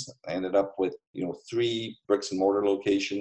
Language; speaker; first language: English; native; English